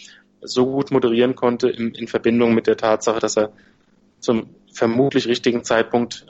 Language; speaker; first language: German; native; German